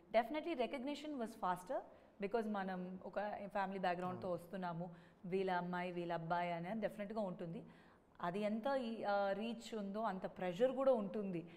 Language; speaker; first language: Telugu; non-native, local second language; Tamil